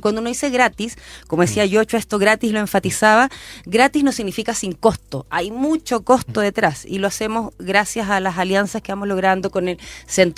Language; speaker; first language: Spanish; native; Spanish